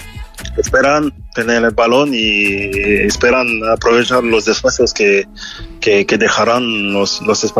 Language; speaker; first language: Spanish; non-native, fluent; French